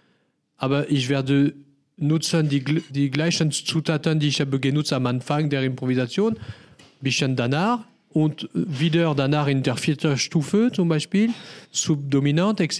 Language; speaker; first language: German; non-native, learner; French